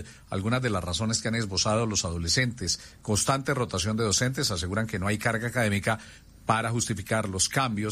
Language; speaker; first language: Spanish; native; Spanish